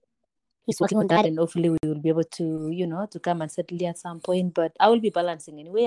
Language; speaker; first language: English; non-native, local second language; Kalenjin